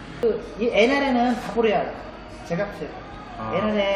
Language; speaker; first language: Korean; non-native, learner; Vietnamese